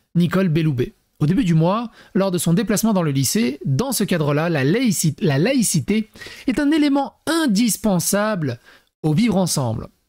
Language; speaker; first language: French; native; French